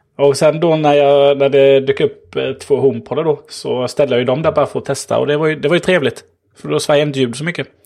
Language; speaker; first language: Swedish; native; Swedish